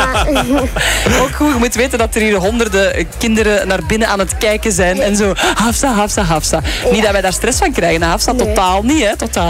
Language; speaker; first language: Dutch; native; Dutch